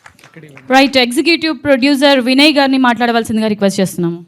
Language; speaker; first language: Telugu; native; Telugu